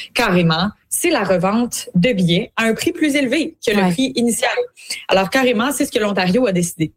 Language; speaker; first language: French; native; French